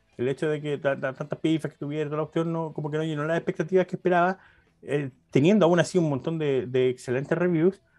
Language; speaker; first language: Spanish; native; Spanish